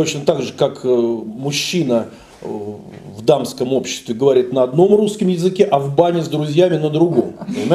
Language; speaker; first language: Russian; native; Russian